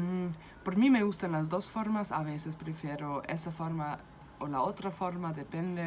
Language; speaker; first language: Spanish; non-native, fluent; German